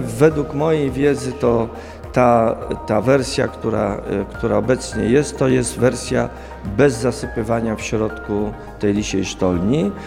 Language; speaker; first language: Polish; native; Polish